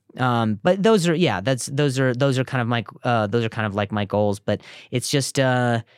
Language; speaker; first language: English; native; English